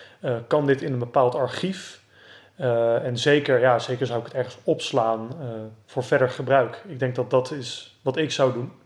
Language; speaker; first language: Dutch; native; Dutch